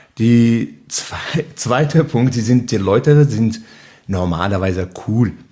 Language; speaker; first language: German; non-native, learner; Arabic